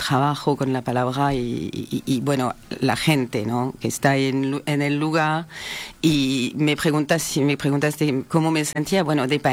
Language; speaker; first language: Spanish; non-native, fluent; French